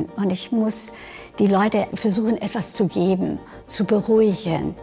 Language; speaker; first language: German; non-native, fluent; English